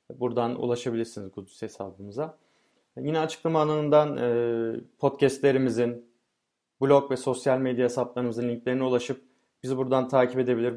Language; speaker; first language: Turkish; native; Turkish